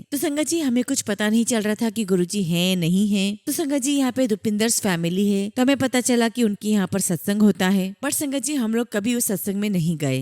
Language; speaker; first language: Hindi; native; Hindi